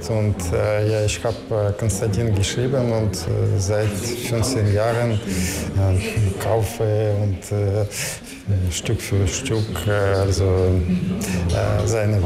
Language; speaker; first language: German; non-native, learner; Russian